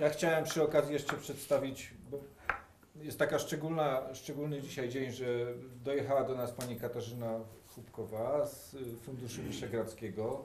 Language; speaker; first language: Polish; native; Polish